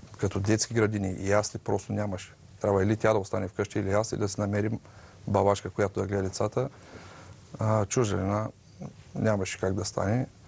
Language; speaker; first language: Bulgarian; native; Bulgarian